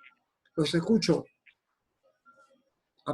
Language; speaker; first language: Spanish; native; Spanish